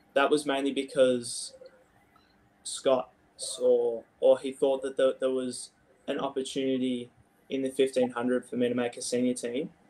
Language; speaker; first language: English; native; English